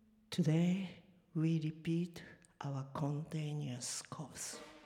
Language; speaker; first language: English; non-native, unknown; Japanese